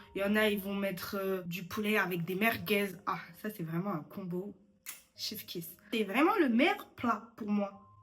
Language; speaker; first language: French; early bilingual, other home language; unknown